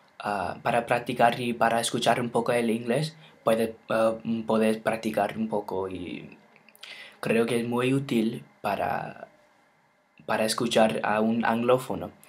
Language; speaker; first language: Spanish; non-native, fluent; English